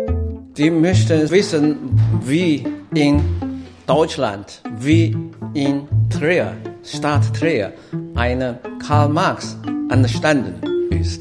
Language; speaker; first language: German; non-native, learner; Chinese